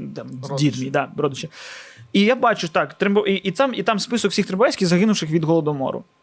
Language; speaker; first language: Ukrainian; non-native, local second language; Russian